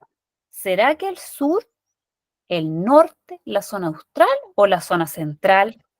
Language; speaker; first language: Spanish; native; Spanish